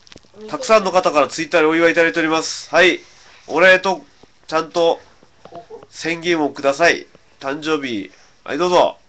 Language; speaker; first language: Japanese; native; Japanese